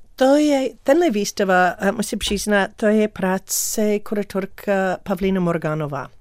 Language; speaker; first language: Czech; non-native, learner; English